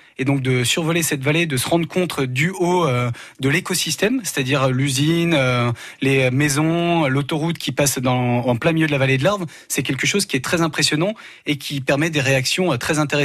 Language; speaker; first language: French; native; French